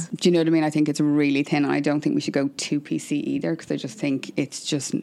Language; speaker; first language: English; native; English